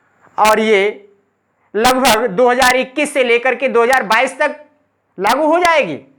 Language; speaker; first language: Hindi; native; Hindi